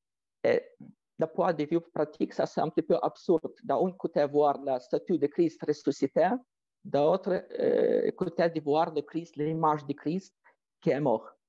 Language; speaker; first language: French; non-native, fluent; Ukrainian